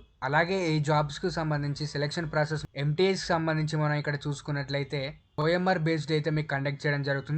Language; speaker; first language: Telugu; native; Telugu